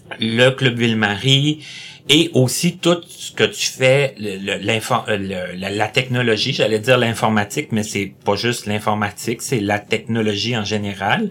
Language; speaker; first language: French; native; French